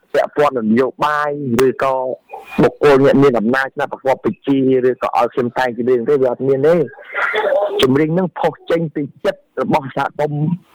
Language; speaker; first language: Khmer; non-native, local second language; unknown